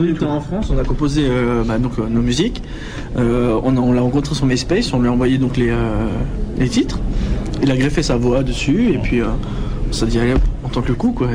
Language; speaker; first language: French; native; French